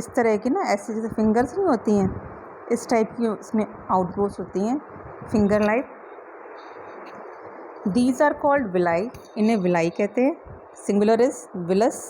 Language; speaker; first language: Hindi; native; Hindi